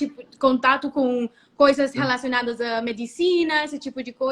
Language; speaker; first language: Portuguese; non-native, fluent; Spanish